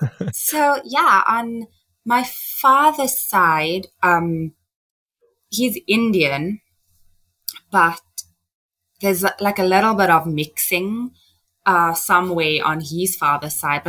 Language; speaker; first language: English; native; English